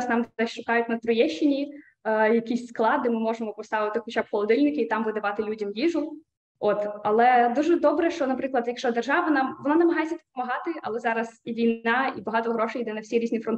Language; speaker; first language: Ukrainian; native; Ukrainian